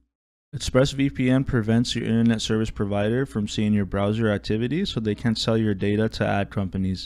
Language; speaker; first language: English; native; English